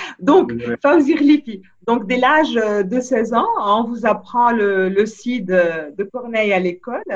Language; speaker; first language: French; non-native, local second language; Arabic